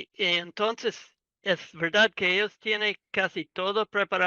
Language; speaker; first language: Spanish; non-native, learner; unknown